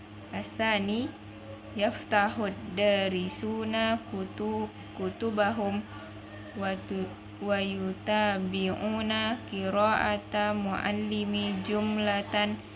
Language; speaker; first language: Arabic; non-native, learner; Indonesian